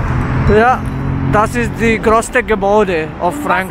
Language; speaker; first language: German; non-native, learner; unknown